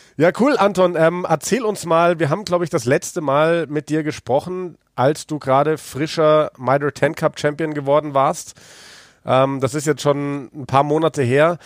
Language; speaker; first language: German; native; German